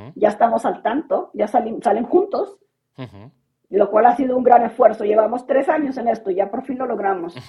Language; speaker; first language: Spanish; native; Spanish